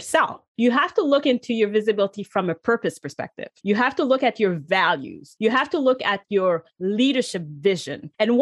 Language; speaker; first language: English; native; English